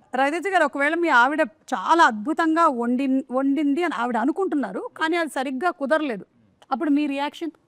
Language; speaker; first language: Telugu; non-native, local second language; Malayalam